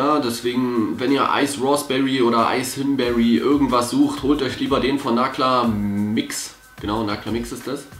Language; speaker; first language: German; native; German